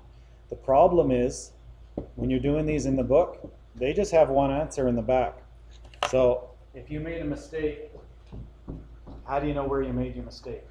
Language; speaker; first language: English; native; English